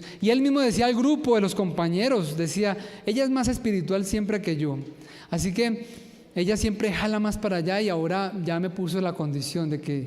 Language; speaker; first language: Spanish; native; Spanish